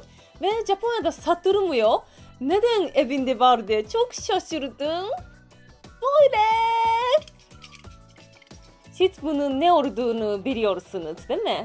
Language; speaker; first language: Turkish; non-native, learner; Japanese